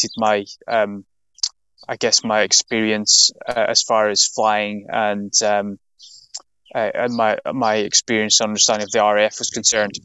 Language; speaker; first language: English; native; English